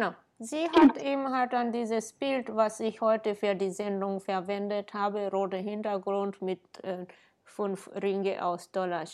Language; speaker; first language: German; non-native, fluent; Japanese